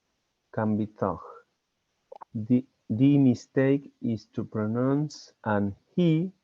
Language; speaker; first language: English; non-native, learner; Spanish